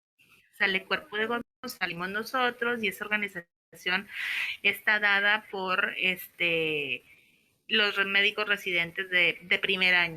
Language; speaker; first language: Spanish; native; Spanish